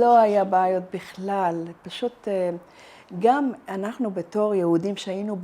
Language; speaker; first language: Hebrew; non-native, fluent; Arabic